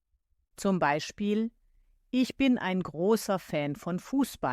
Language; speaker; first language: German; native; German